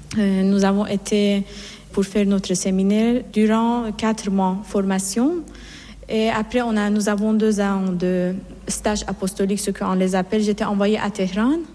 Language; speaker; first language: French; non-native, fluent; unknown